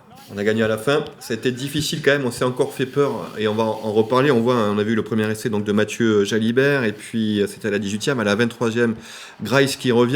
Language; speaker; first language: French; native; French